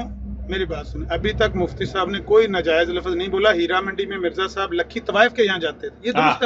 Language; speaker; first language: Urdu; non-native, local second language; Punjabi